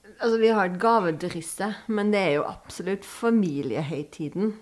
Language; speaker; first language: Norwegian; early bilingual, other home language; Dutch